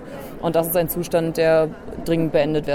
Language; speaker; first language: German; native; German